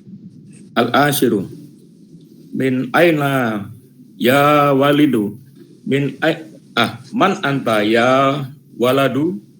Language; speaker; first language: Arabic; non-native, learner; Indonesian